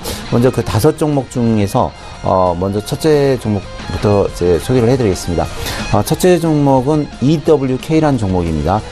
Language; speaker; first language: Korean; native; Korean